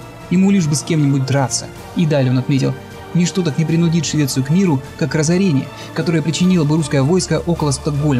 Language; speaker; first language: Russian; native; Russian